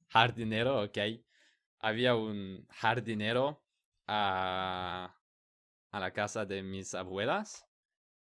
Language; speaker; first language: Spanish; non-native, learner; English